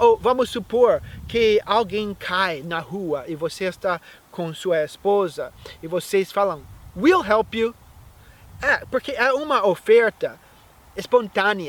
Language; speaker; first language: Portuguese; non-native, fluent; English